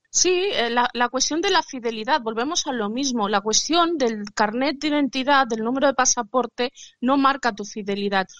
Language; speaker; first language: Spanish; early bilingual, other home language; Arabic